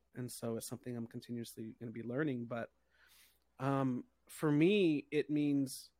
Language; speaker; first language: English; native; English